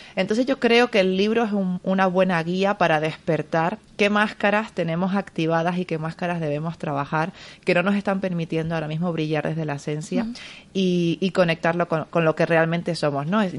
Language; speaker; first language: Spanish; native; Spanish